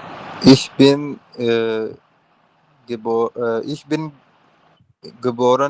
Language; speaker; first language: German; non-native, learner; Urdu